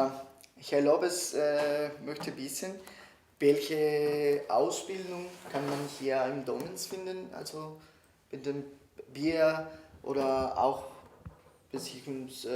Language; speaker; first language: German; non-native, learner; Spanish